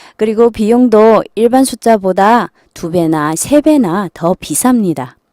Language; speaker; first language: Korean; non-native, fluent; Chinese